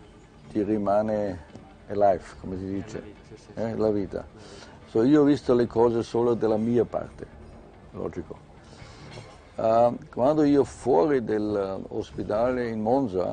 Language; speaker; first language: Italian; non-native, learner; German